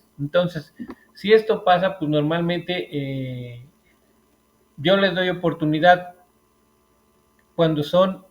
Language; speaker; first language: Spanish; native; Spanish